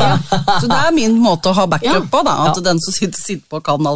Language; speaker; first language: Norwegian; native; Norwegian